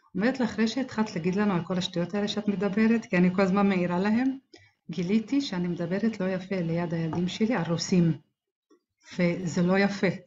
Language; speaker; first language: Hebrew; non-native, local second language; Arabic